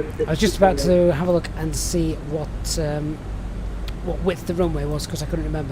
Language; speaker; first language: English; native; English